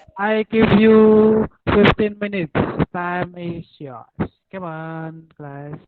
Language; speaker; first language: English; non-native, fluent; Indonesian